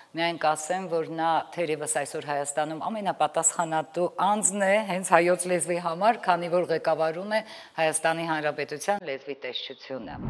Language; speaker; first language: Armenian; native; Armenian